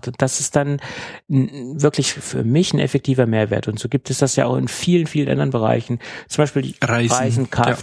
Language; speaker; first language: German; native; German